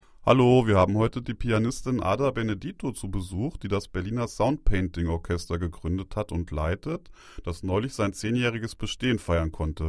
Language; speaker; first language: German; native; German